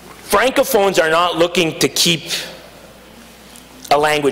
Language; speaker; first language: English; non-native, local second language; French